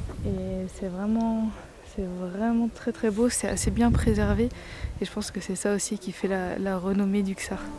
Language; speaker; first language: French; native; French